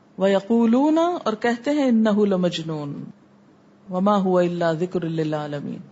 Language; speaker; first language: Urdu; native; Urdu